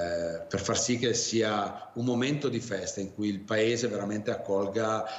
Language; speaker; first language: Italian; native; Italian